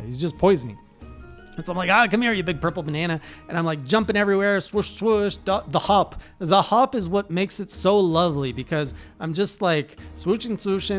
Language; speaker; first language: English; native; English